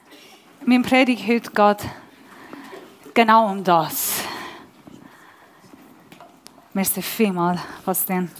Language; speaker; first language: German; non-native, learner; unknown